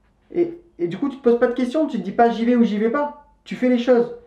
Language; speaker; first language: French; native; French